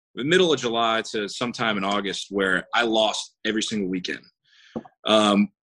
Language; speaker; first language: English; native; English